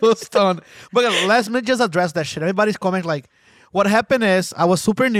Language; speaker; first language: English; non-native, fluent; Portuguese